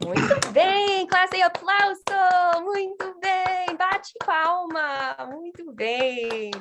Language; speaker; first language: Portuguese; non-native, fluent; English